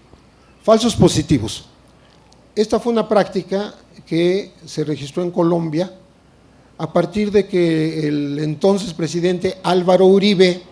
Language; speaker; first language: Spanish; native; Spanish